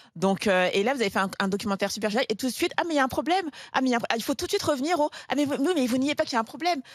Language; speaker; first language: French; early bilingual, other home language; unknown